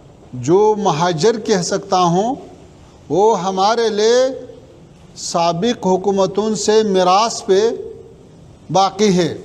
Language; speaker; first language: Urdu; non-native, fluent; Pashto